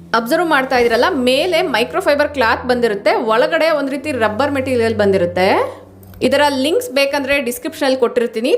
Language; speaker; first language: Kannada; non-native, local second language; Telugu